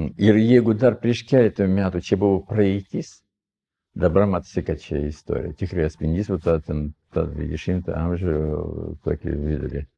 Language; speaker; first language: Lithuanian; non-native, fluent; Russian